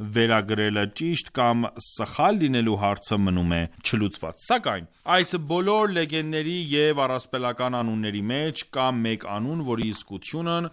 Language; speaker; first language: Armenian; native; Armenian